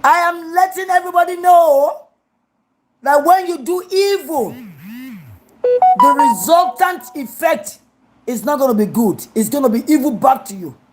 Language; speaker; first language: English; non-native, local second language; Yoruba